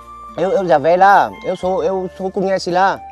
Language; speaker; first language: Portuguese; non-native, learner; Vietnamese